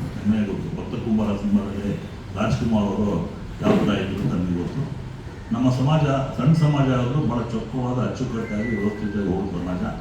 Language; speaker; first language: Kannada; non-native, local second language; Marathi